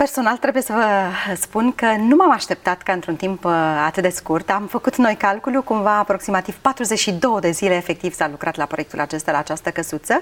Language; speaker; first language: Romanian; native; Romanian